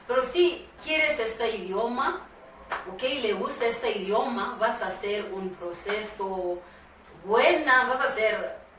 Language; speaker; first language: Spanish; non-native, fluent; Swahili